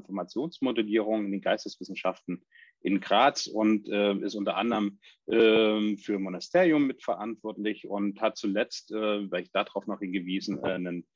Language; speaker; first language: German; native; German